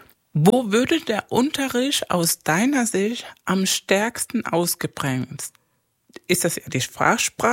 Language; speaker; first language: German; non-native, fluent; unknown